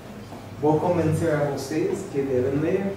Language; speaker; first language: Portuguese; non-native, learner; English